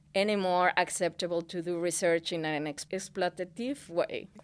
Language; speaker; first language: English; non-native, fluent; Spanish